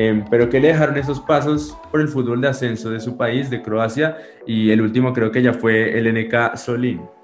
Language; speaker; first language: Spanish; native; Spanish